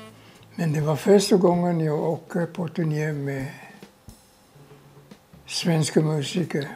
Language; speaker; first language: Swedish; non-native, fluent; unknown